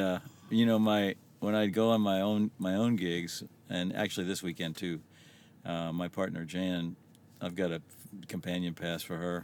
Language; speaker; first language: English; native; English